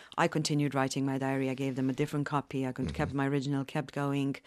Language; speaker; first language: English; non-native, fluent; Bosnian